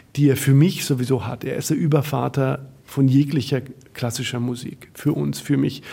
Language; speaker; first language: German; native; German